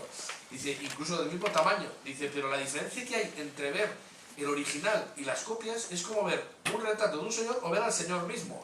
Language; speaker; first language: Spanish; native; Spanish